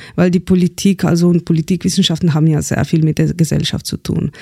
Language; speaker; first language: German; non-native, fluent; Slovenian